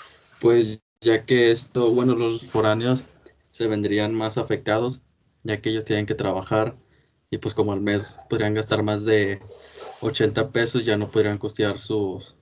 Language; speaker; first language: Spanish; native; Spanish